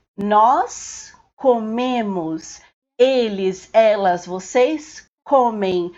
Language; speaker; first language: Portuguese; native; Portuguese